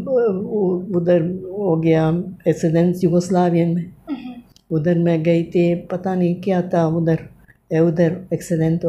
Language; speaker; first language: Hindi; non-native, learner; Bosnian